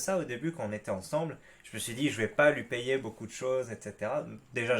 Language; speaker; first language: French; native; French